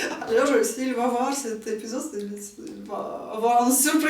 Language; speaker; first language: French; non-native, fluent; Ukrainian